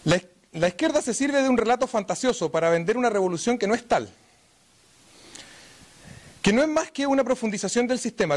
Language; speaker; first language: Spanish; native; Spanish